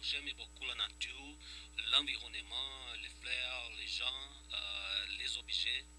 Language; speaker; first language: French; non-native, fluent; Portuguese